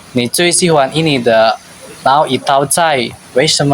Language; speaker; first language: Chinese; non-native, learner; Indonesian